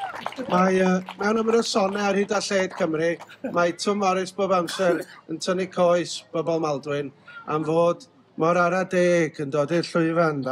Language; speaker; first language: Welsh; native; Welsh